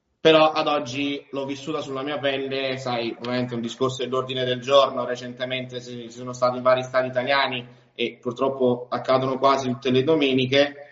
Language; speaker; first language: Italian; early bilingual, other home language; Swahili